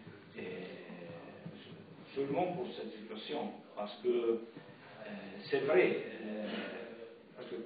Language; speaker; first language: French; non-native, fluent; Italian